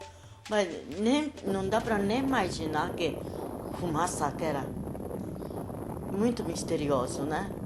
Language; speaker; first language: Portuguese; non-native, learner; Japanese